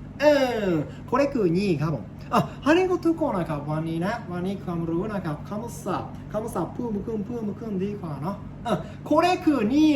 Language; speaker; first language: Thai; non-native, learner; Japanese